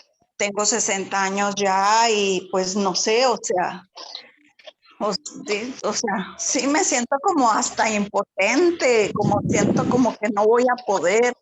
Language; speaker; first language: Spanish; native; Spanish